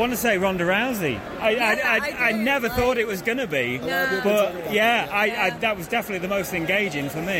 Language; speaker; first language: English; native; English